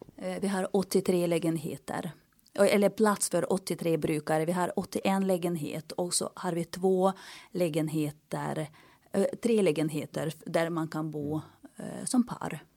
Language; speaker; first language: Swedish; non-native, fluent; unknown